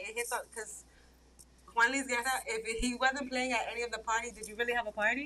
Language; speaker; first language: English; early bilingual, other home language; Spanish